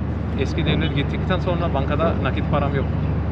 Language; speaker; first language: Turkish; non-native, fluent; Bangla